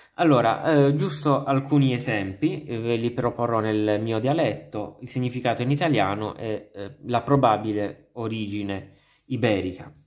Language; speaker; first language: Italian; native; Italian